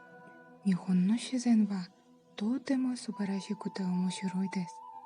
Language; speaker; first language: Japanese; non-native, learner; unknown